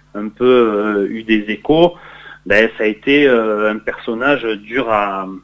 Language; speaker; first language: French; native; French